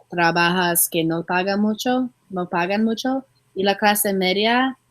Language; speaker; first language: Spanish; non-native, learner; English